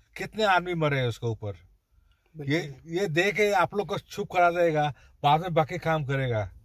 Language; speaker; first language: Hindi; non-native, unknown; Bangla